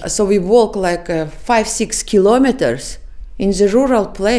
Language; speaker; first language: English; non-native, fluent; Kyrgyz